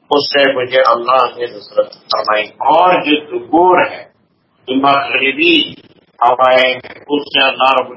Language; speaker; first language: Urdu; non-native, local second language; Pashto